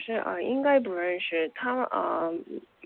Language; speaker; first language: Chinese; non-native, learner; Korean